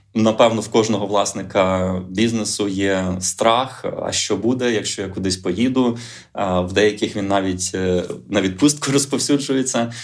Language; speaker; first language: Ukrainian; native; Ukrainian